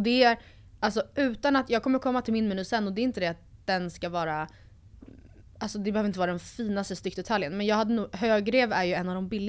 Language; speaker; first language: Swedish; native; Swedish